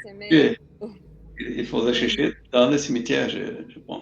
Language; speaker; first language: French; non-native, fluent; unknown